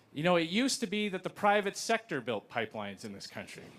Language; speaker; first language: English; native; English